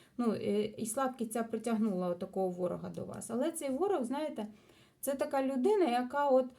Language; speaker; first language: Ukrainian; non-native, local second language; Russian